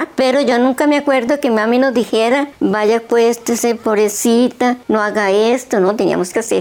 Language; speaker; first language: Spanish; native; Spanish